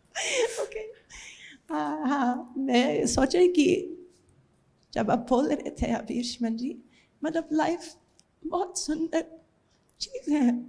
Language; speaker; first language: Hindi; non-native, learner; English